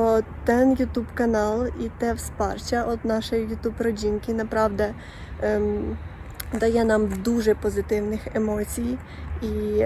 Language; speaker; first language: Polish; non-native, learner; Russian